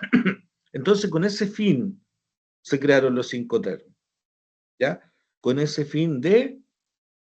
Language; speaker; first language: Spanish; native; Spanish